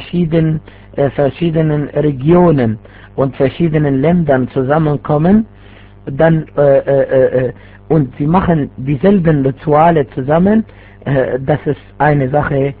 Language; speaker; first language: German; non-native, fluent; Arabic